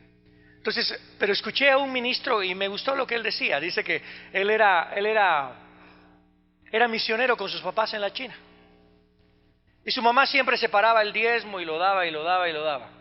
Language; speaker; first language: Spanish; native; Spanish